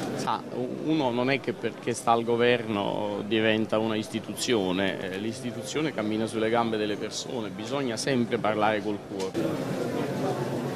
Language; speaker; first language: Italian; native; Italian